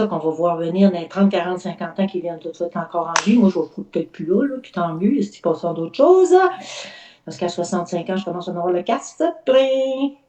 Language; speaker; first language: French; native; French